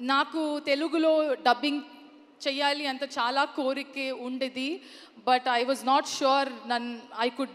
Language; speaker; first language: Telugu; non-native, learner; Kannada